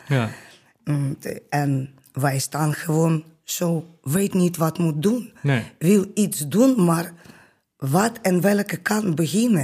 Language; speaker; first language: Dutch; non-native, learner; Ukrainian